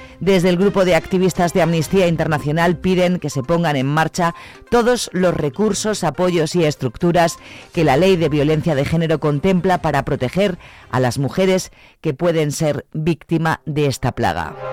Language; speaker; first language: Spanish; native; Spanish